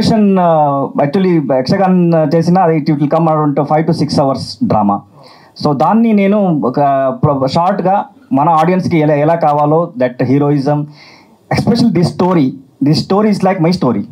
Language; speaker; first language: Telugu; non-native, learner; Kannada